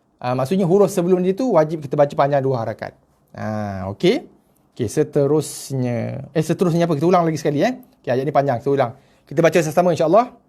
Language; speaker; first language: Malay; native; Malay